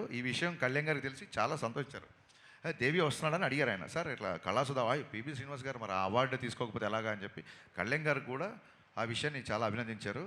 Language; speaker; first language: Telugu; native; Telugu